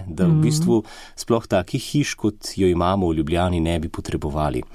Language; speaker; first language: Slovenian; native; Slovenian